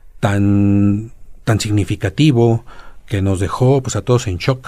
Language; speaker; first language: Spanish; native; Spanish